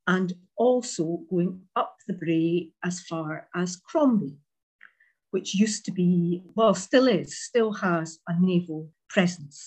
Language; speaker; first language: English; native; English